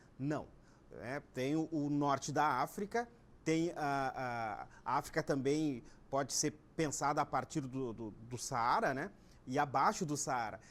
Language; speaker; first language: Portuguese; native; Portuguese